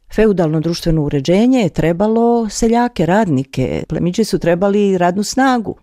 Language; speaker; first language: Croatian; native; Croatian